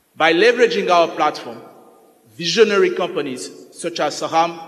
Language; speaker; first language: English; non-native, fluent; French